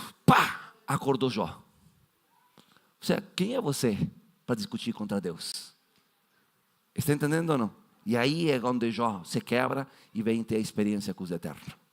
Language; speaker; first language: Portuguese; non-native, fluent; Spanish